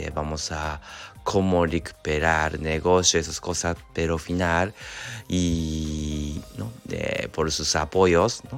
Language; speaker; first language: Spanish; non-native, learner; Japanese